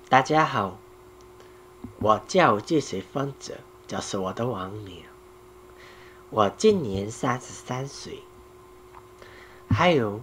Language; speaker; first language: Chinese; non-native, learner; Korean